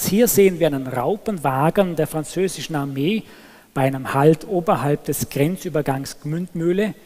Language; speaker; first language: German; native; German